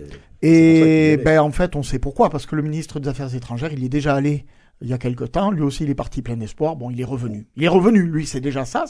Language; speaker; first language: French; native; French